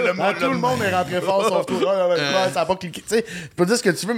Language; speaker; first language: French; native; French